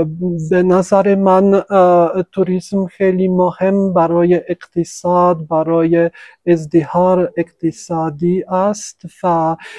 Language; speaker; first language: Persian; non-native, fluent; French